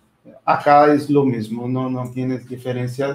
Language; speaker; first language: Spanish; non-native, fluent; Portuguese